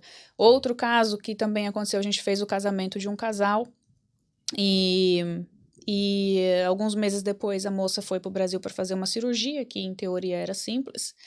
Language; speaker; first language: Portuguese; native; Portuguese